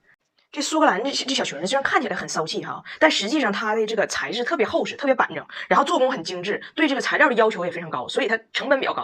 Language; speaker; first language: Chinese; native; Chinese